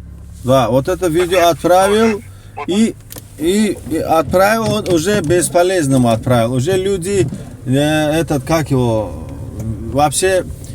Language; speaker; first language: Russian; non-native, local second language; Tajik